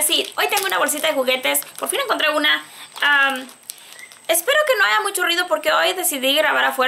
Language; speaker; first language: Spanish; native; Spanish